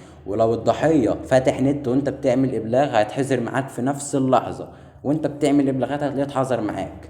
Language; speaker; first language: Arabic; native; Arabic